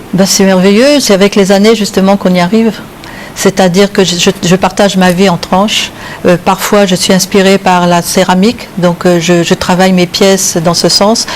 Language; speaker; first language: French; native; French